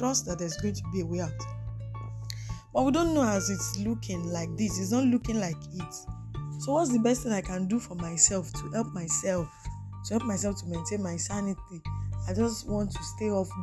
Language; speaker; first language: English; non-native, local second language; Yoruba